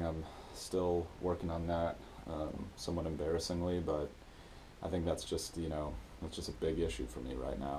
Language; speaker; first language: English; native; English